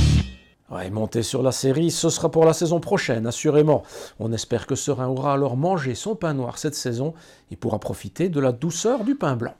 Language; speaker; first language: French; native; French